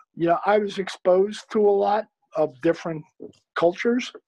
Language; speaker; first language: English; native; English